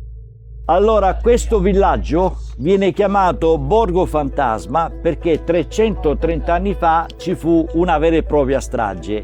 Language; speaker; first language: Italian; native; Italian